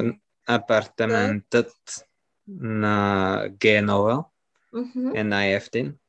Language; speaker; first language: Bulgarian; non-native, learner; French